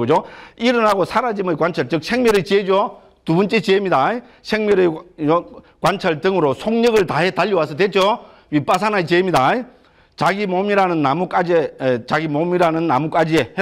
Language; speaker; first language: Korean; native; Korean